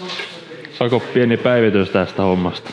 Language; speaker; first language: Finnish; non-native, fluent; Swedish